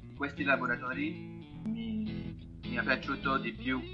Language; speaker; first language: Italian; non-native, learner; Arabic